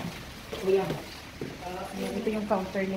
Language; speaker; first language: Filipino; native; Filipino